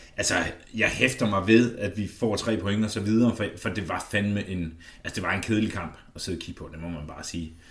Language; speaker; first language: Danish; native; Danish